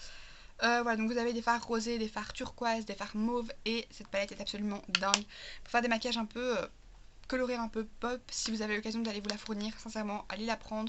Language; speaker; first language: French; native; French